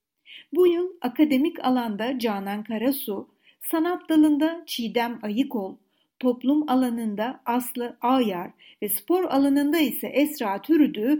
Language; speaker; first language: Turkish; native; Turkish